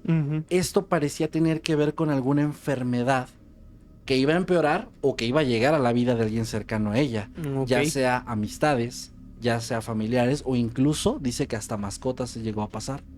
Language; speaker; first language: Spanish; native; Spanish